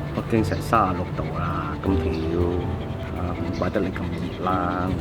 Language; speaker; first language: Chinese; non-native, local second language; Cantonese